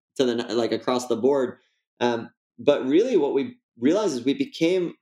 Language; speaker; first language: English; native; English